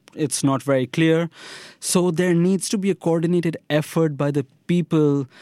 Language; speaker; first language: English; non-native, local second language; Hindi